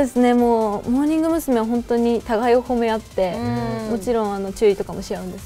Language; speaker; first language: Japanese; native; Japanese